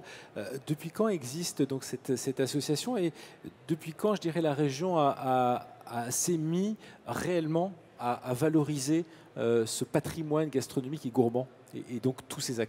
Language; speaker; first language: French; native; French